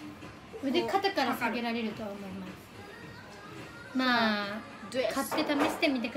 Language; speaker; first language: Japanese; native; Japanese